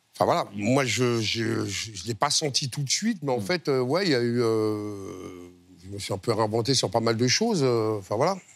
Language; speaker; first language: French; native; French